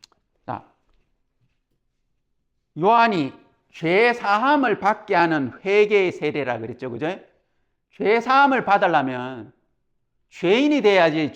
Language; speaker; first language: Korean; native; Korean